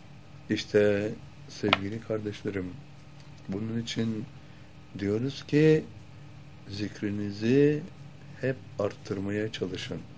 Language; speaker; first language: Turkish; native; Turkish